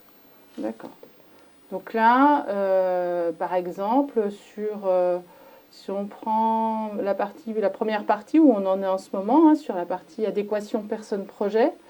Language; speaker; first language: French; native; French